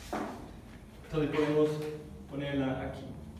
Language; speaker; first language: Spanish; non-native, fluent; English